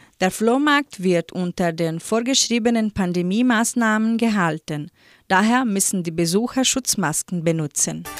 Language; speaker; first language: German; native; German